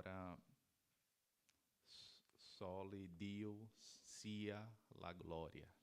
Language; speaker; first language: Italian; non-native, learner; Portuguese